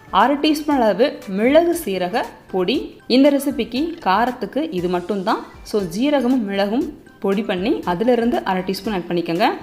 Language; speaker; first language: Tamil; native; Tamil